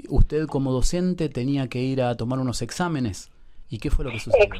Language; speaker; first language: Spanish; native; Spanish